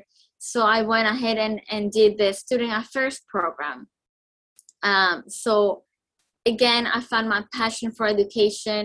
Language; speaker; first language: English; non-native, fluent; Spanish